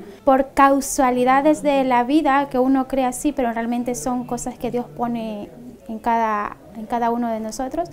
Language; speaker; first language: Spanish; native; Spanish